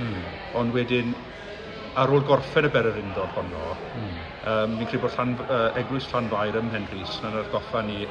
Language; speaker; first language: Welsh; native; Welsh